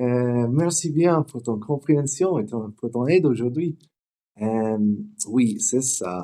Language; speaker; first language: French; non-native, learner; English